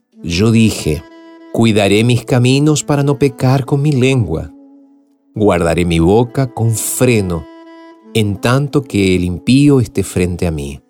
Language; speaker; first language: Spanish; native; Spanish